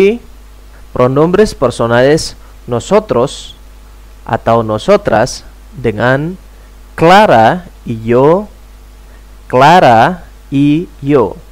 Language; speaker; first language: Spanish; non-native, fluent; Indonesian